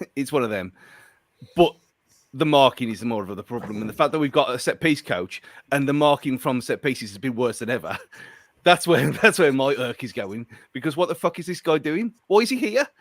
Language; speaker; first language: English; native; English